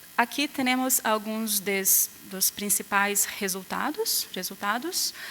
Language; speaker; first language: Spanish; non-native, learner; Portuguese